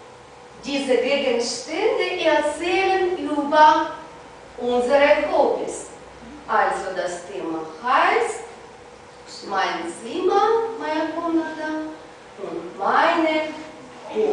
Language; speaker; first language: German; non-native, fluent; Russian